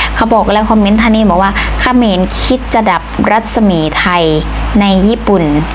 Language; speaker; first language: Thai; native; Thai